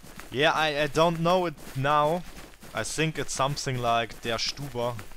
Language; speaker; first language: English; non-native, learner; German